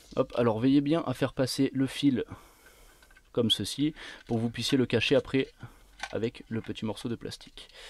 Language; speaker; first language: French; native; French